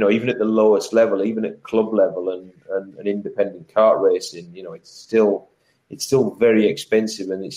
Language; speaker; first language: English; native; English